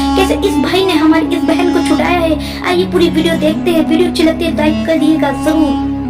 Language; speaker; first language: Hindi; native; Hindi